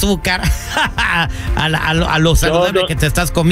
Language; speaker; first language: Spanish; native; Spanish